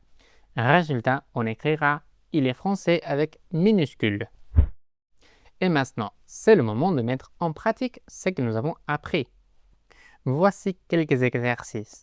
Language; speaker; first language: French; non-native, fluent; Spanish